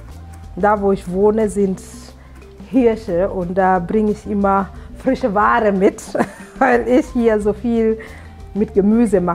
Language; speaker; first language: German; non-native, fluent; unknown